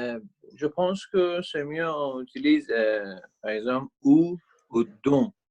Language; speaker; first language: French; non-native, learner; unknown